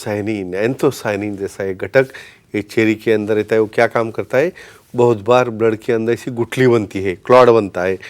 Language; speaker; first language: Hindi; non-native, local second language; Marathi